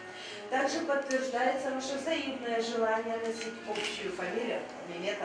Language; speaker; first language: Russian; native; Russian